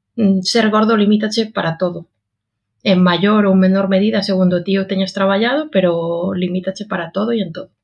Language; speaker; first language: Galician; non-native, local second language; Spanish